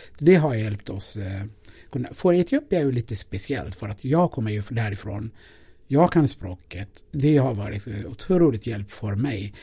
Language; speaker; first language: Swedish; non-native, fluent; Amharic